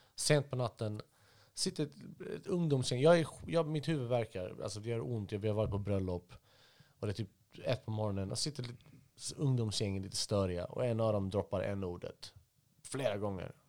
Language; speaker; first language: Swedish; native; Swedish